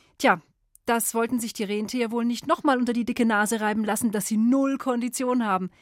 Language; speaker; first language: German; native; German